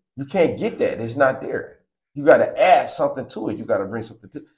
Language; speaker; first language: English; native; English